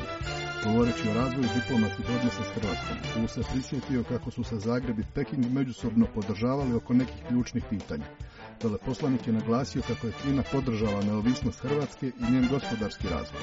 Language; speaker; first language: Serbian; native; Serbian